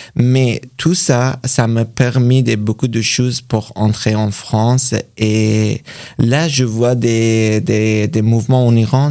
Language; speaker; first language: French; non-native, learner; Persian